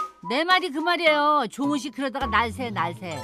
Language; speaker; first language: Korean; native; Korean